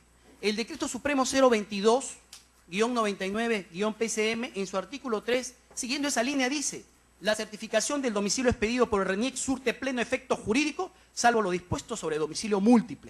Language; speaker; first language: Spanish; native; Spanish